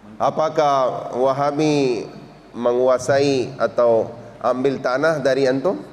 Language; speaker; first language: Indonesian; non-native, learner; Urdu